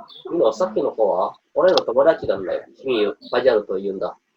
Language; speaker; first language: Japanese; non-native, learner; Indonesian